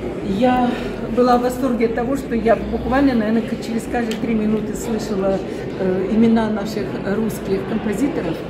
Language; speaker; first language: Russian; native; Russian